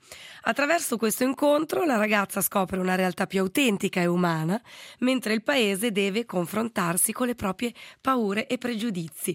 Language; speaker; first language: Italian; native; Italian